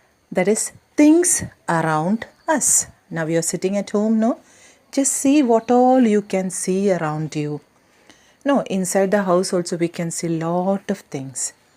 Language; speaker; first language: English; non-native, local second language; Malayalam